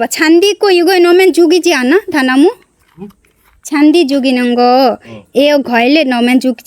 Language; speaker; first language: Korean; non-native, learner; Bangla